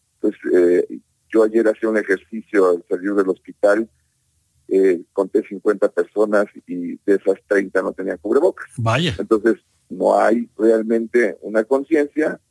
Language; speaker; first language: Spanish; native; Spanish